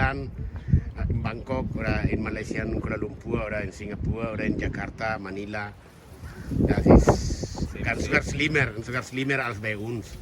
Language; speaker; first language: German; non-native, learner; Indonesian